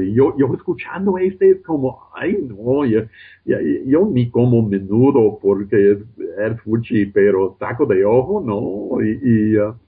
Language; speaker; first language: Spanish; non-native, fluent; English